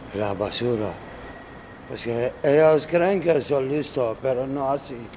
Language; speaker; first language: Spanish; non-native, learner; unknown